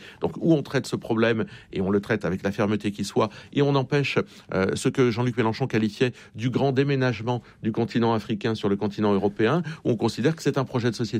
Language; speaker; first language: French; native; French